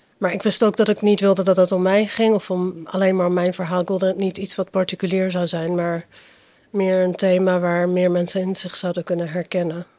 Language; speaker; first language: Dutch; early bilingual, other home language; Persian